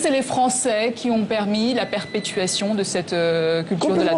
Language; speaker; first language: French; native; French